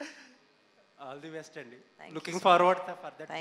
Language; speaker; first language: Telugu; native; Telugu